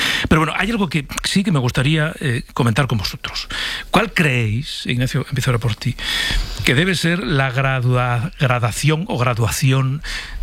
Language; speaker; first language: Spanish; native; Spanish